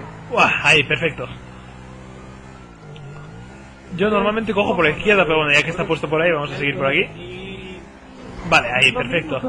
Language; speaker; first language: Spanish; native; Spanish